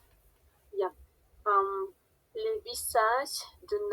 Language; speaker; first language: French; non-native, learner; Spanish